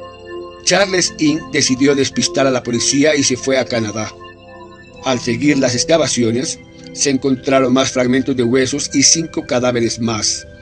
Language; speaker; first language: Spanish; native; Spanish